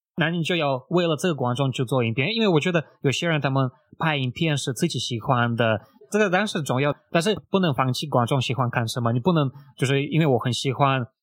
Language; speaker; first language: Chinese; non-native, fluent; Russian